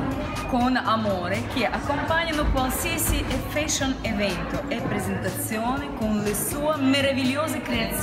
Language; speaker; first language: Italian; non-native, fluent; Russian